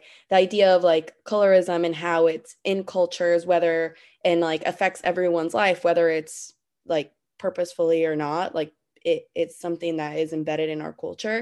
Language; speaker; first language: English; non-native, fluent; Spanish